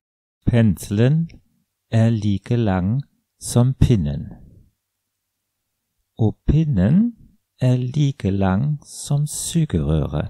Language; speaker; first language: Norwegian; non-native, fluent; German